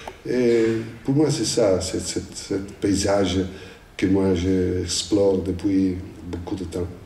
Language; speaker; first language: French; non-native, fluent; Italian